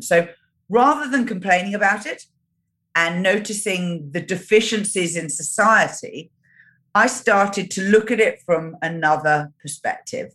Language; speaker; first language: English; native; English